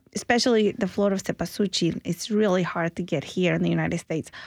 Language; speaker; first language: English; early bilingual, other home language; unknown